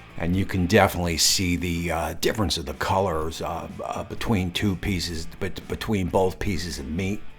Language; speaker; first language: English; native; English